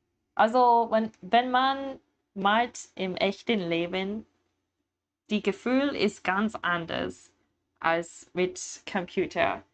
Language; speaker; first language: German; non-native, learner; English